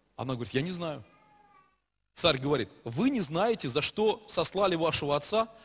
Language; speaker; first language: Russian; native; Russian